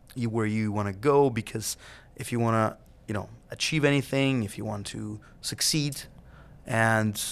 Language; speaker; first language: English; non-native, fluent; Russian